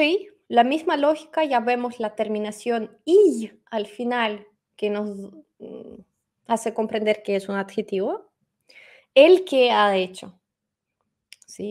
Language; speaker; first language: Spanish; non-native, fluent; Russian